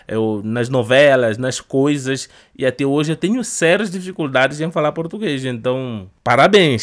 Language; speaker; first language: Portuguese; non-native, fluent; Upper Guinea Crioulo